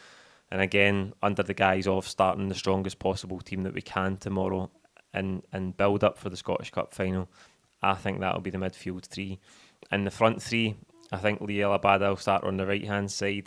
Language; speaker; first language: English; native; English